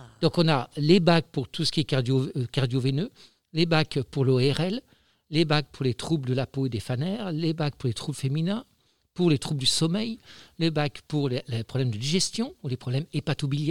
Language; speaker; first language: French; native; French